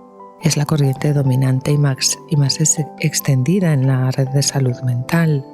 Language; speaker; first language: Spanish; native; Spanish